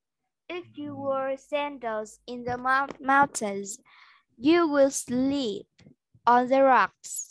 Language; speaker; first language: English; non-native, learner; Vietnamese